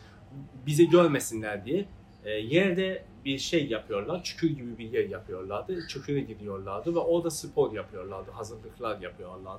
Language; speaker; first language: Turkish; non-native, fluent; Persian